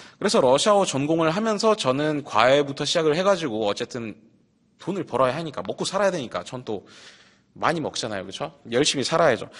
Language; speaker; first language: Korean; early bilingual, heritage; Russian